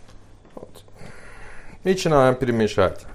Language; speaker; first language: Russian; non-native, learner; Turkish